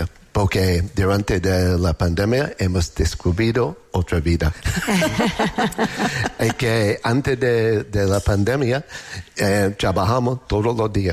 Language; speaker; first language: Spanish; non-native, learner; English